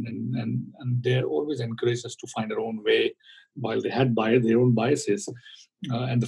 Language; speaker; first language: English; non-native, local second language; Hindi